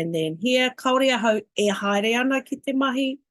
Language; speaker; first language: Māori; non-native, local second language; English